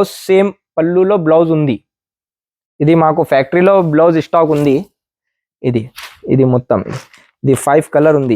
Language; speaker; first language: Telugu; non-native, local second language; Urdu